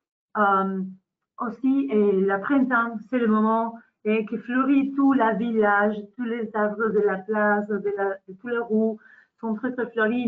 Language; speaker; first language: French; non-native, learner; Spanish